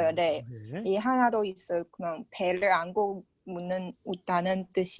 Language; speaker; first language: Korean; non-native, learner; Chinese